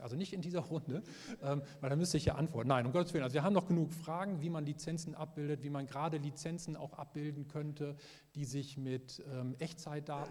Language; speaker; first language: German; native; German